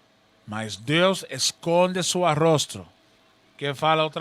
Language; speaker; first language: Portuguese; non-native, learner; Spanish